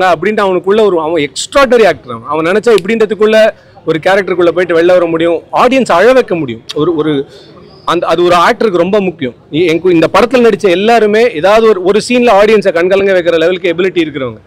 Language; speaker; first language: Tamil; native; Tamil